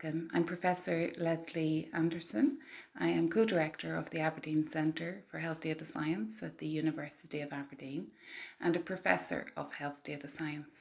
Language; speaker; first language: English; native; English